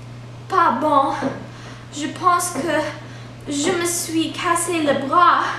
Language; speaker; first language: French; non-native, learner; English